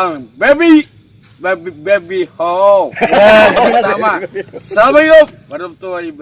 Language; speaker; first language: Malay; non-native, local second language; Sundanese